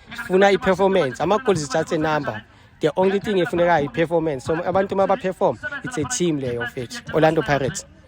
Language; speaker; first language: Zulu; native; Zulu